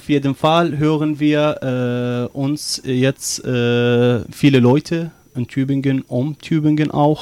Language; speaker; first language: German; non-native, learner; Arabic